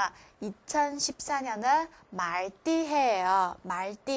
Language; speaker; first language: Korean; non-native, fluent; Chinese